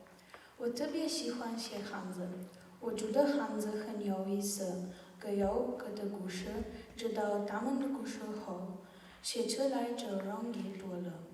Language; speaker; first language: Chinese; non-native, learner; Slovenian